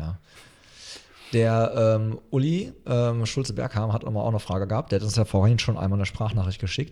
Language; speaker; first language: German; native; German